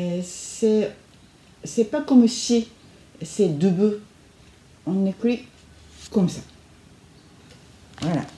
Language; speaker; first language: French; non-native, learner; Japanese